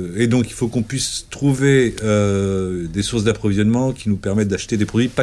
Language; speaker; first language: French; native; French